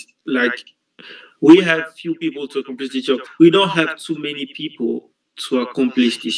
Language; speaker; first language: English; non-native, learner; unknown